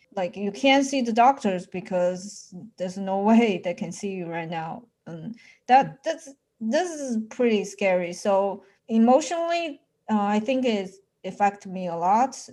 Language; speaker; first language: English; non-native, fluent; Chinese